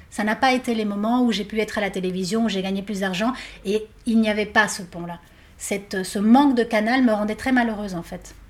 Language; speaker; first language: French; non-native, fluent; Spanish